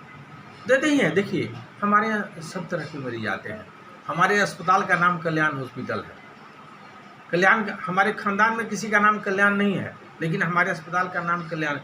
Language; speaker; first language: Hindi; native; Hindi